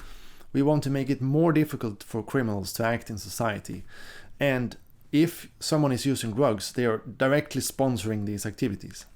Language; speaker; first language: English; non-native, fluent; Swedish